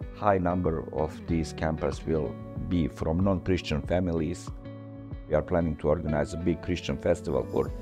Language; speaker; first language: English; non-native, fluent; Bosnian